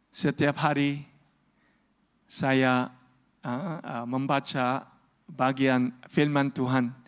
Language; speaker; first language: Indonesian; non-native, learner; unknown